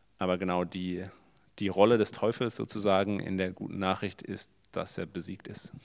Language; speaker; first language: German; native; German